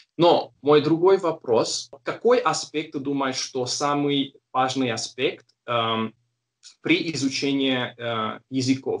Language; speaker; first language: Russian; non-native, learner; Hungarian